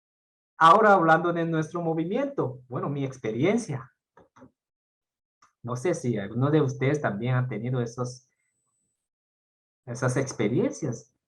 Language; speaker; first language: Spanish; non-native, fluent; Korean